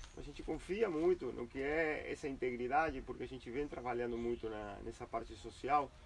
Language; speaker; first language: Portuguese; non-native, fluent; Spanish